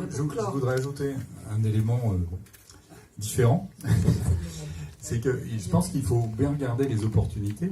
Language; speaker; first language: French; native; French